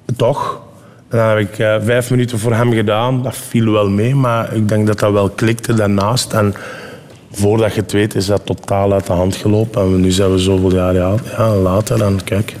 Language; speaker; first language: Dutch; early bilingual, other home language; Turkish